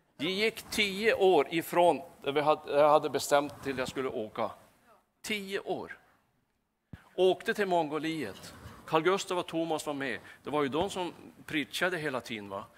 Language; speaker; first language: Swedish; native; Swedish